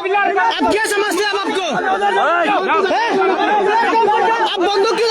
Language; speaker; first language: Hindi; non-native, learner; Bangla